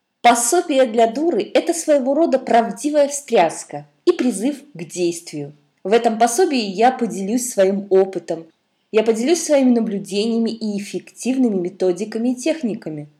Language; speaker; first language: Russian; native; Russian